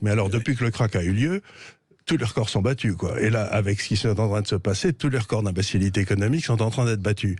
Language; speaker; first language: French; native; French